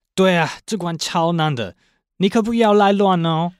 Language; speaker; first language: Chinese; non-native, fluent; English